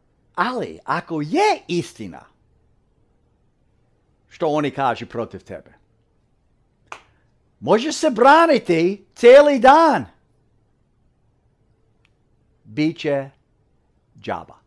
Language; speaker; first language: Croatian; early bilingual, heritage; English